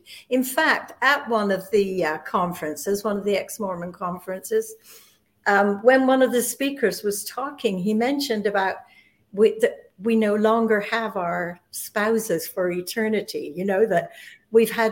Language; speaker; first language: English; native; English